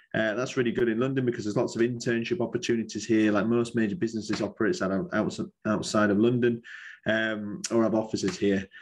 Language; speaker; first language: English; native; English